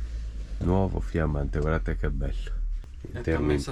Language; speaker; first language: Italian; native; Italian